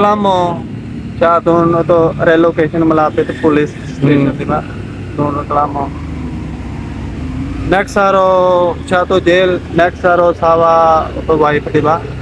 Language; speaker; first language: Filipino; non-native, learner; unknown